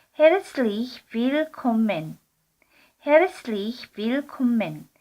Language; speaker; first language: German; non-native, learner; Korean